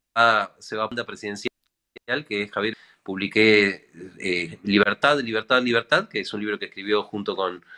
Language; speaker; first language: Spanish; native; Spanish